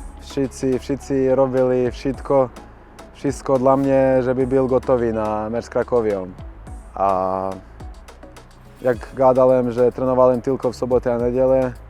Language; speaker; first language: Polish; non-native, learner; Bosnian